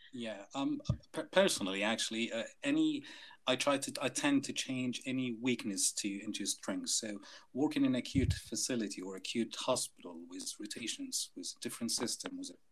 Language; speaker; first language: English; non-native, fluent; Arabic